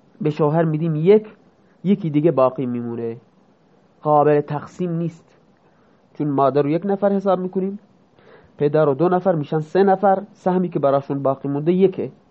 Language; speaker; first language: Persian; non-native, local second language; Baluchi